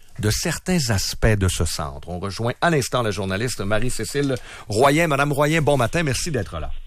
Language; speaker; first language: French; native; French